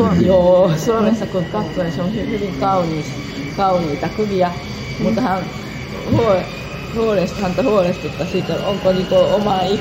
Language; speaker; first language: Finnish; non-native, fluent; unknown